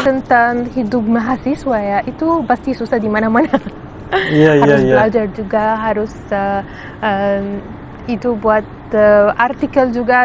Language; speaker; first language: Indonesian; non-native, learner; Arabic